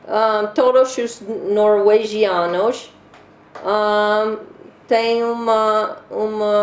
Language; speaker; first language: Portuguese; non-native, learner; English